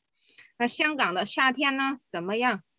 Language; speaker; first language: Chinese; non-native, fluent; Vietnamese